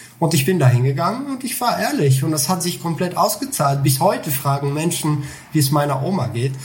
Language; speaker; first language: German; non-native, fluent; Bulgarian